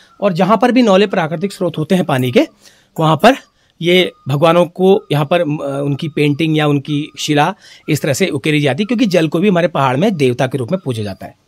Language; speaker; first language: Hindi; native; Hindi